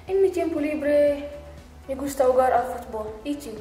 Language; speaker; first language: Spanish; non-native, learner; English